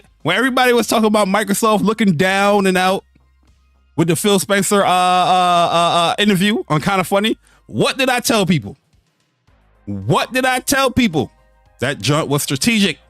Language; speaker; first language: English; native; English